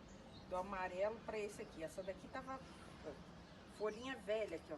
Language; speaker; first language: Portuguese; native; Portuguese